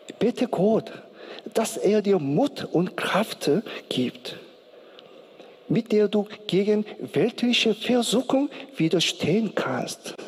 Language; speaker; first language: German; non-native, learner; Korean